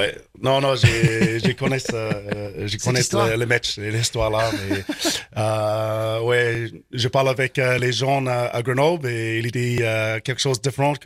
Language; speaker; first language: French; non-native, learner; English